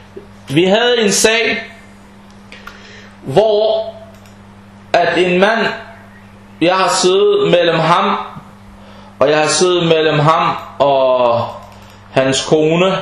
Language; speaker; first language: Danish; early bilingual, other home language; Arabic